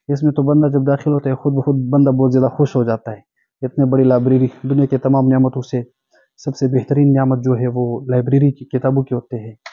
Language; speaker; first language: Urdu; non-native, local second language; Pashto